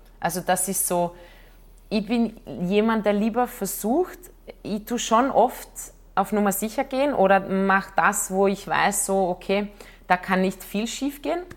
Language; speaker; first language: German; non-native, fluent; Croatian